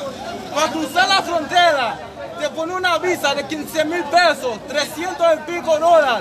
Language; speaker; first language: Spanish; non-native, learner; Haitian Creole